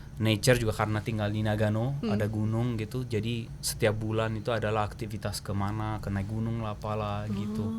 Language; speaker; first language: Indonesian; early bilingual, heritage; Japanese